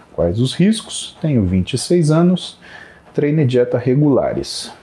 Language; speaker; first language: Portuguese; native; Portuguese